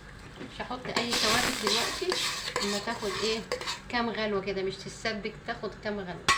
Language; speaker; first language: Arabic; native; Arabic